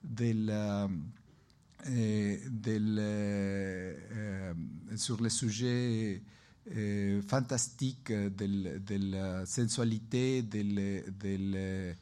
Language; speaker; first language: French; non-native, learner; Spanish